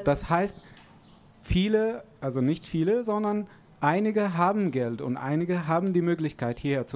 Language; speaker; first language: German; non-native, fluent; Arabic